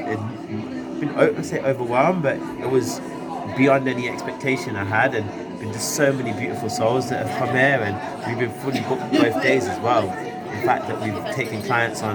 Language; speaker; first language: English; native; English